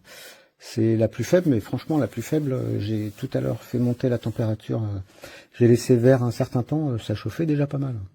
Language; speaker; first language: French; native; French